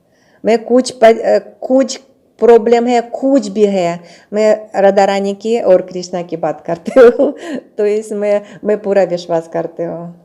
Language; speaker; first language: Hindi; non-native, learner; Russian